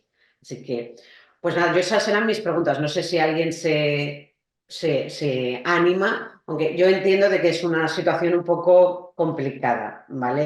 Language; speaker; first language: Spanish; native; Spanish